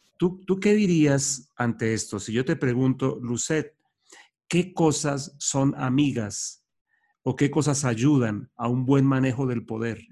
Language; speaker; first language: Spanish; native; Spanish